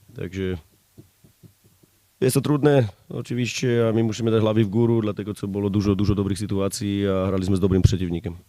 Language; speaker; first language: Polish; non-native, learner; Slovak